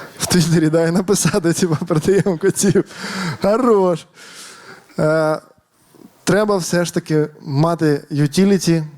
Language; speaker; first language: Ukrainian; native; Ukrainian